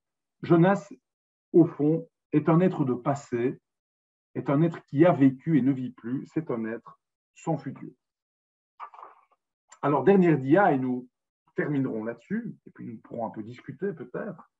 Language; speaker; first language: French; native; French